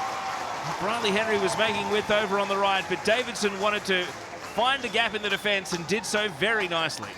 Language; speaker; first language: English; native; English